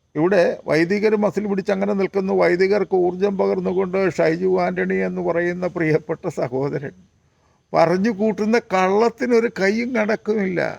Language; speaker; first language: Malayalam; native; Malayalam